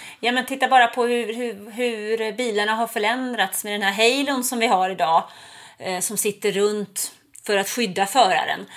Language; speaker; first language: Swedish; native; Swedish